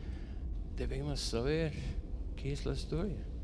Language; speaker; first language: Spanish; non-native, fluent; English